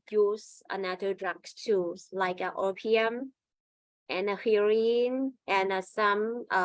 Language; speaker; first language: English; non-native, learner; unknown